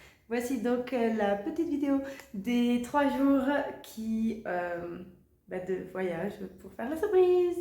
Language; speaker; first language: French; native; French